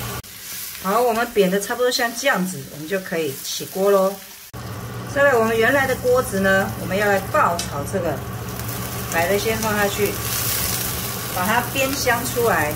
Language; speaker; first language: Chinese; native; Chinese